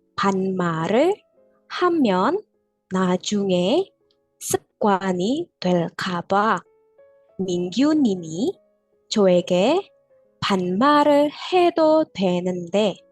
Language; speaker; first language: Korean; non-native, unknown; Indonesian